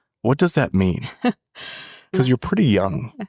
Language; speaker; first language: English; native; English